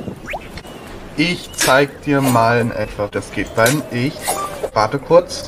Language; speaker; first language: German; native; German